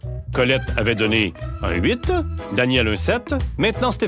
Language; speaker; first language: French; native; French